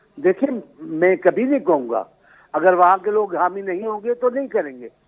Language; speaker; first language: Urdu; non-native, local second language; Sindhi